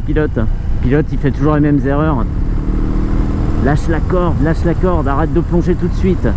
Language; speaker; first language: French; native; French